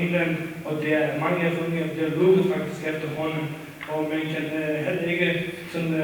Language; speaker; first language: Danish; non-native, learner; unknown